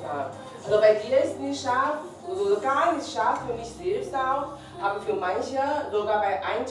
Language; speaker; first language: German; non-native, fluent; Chinese